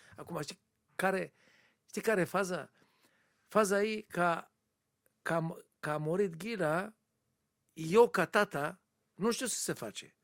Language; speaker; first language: Romanian; non-native, learner; Hebrew